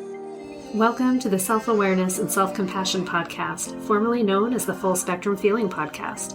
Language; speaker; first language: English; native; English